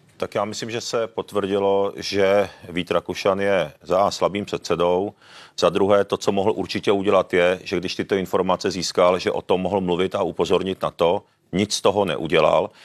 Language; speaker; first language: Czech; early bilingual, other home language; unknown